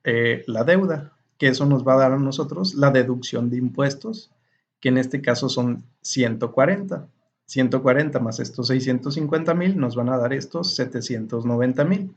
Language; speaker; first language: Spanish; native; Spanish